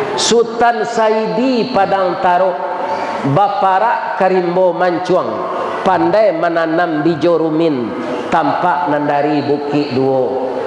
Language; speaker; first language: Malay; non-native, local second language; Minangkabau